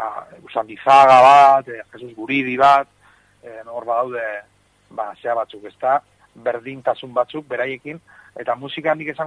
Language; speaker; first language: Basque; native; Basque